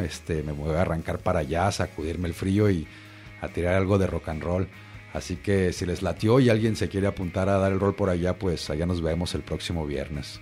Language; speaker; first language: Spanish; native; Spanish